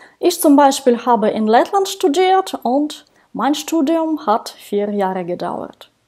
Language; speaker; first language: German; non-native, fluent; Russian